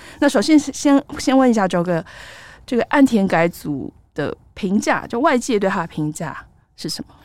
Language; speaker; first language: Chinese; native; Chinese